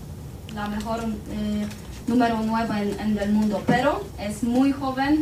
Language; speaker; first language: Spanish; non-native, learner; Polish